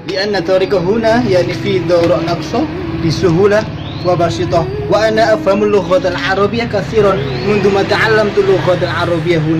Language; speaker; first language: Arabic; non-native, learner; Indonesian